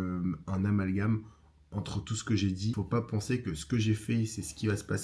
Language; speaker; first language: French; native; French